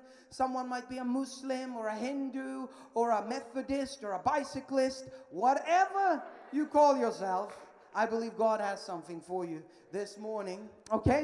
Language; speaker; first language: English; non-native, fluent; Swedish